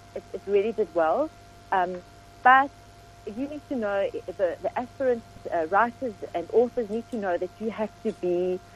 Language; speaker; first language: English; native; English